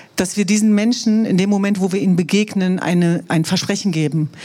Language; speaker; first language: German; non-native, local second language; Kurdish